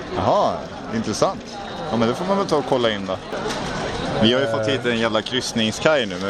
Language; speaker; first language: Swedish; native; Swedish